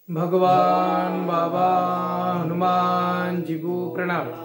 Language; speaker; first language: Hindi; non-native, local second language; Marathi